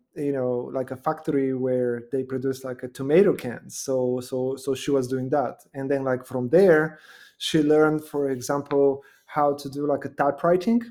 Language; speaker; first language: English; non-native, fluent; Bulgarian